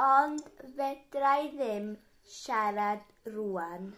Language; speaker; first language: Welsh; non-native, learner; English